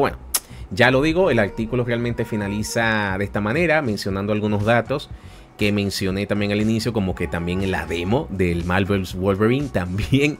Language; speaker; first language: Spanish; native; Spanish